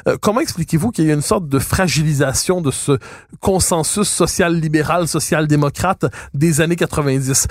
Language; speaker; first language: French; native; French